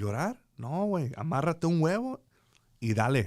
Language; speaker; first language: Spanish; early bilingual, other home language; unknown